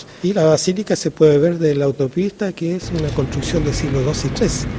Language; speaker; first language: Spanish; native; Spanish